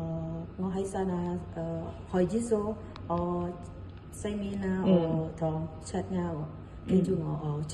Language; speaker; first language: Cantonese; non-native, learner; Indonesian